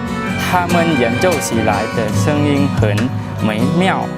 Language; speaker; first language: Chinese; non-native, learner; Lao